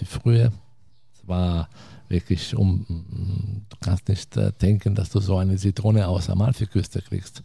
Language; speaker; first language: German; non-native, fluent; Italian